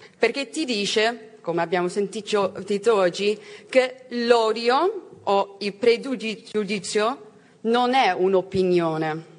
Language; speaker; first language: Italian; non-native, learner; Dutch